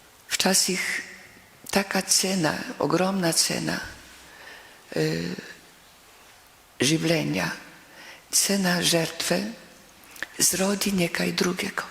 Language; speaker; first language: Slovenian; non-native, fluent; Polish